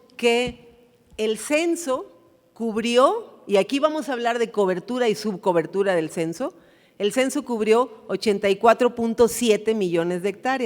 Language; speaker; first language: Spanish; native; Spanish